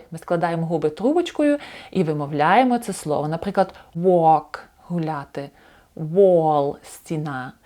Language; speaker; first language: Ukrainian; native; Ukrainian